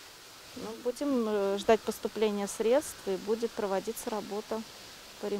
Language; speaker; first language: Russian; native; Russian